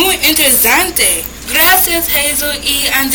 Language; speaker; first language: Spanish; non-native, learner; English